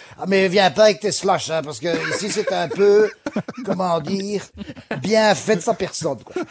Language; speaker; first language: French; native; French